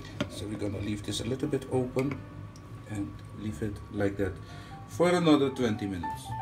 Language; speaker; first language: English; non-native, fluent; Dutch